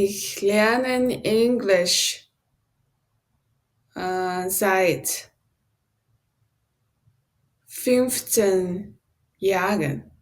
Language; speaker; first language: German; non-native, learner; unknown